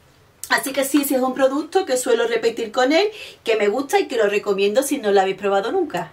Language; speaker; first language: Spanish; native; Spanish